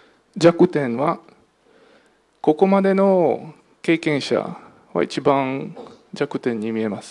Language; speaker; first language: Japanese; non-native, fluent; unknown